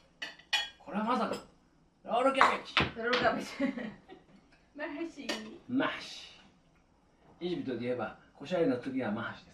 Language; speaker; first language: Japanese; native; Japanese